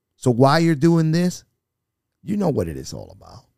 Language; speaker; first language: English; non-native, fluent; Spanish